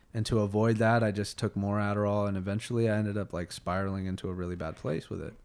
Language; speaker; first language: English; native; English